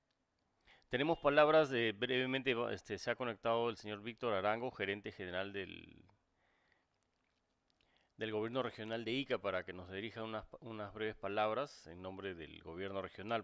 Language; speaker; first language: Spanish; native; Spanish